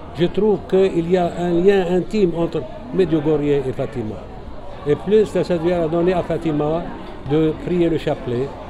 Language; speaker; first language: French; non-native, local second language; Arabic